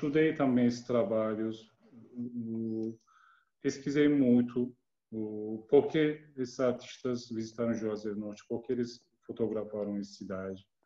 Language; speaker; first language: Portuguese; non-native, learner; Turkish